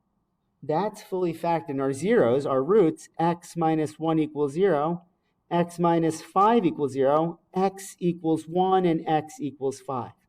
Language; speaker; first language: English; native; English